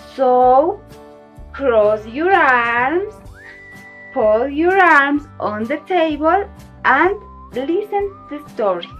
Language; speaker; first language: English; non-native, fluent; Spanish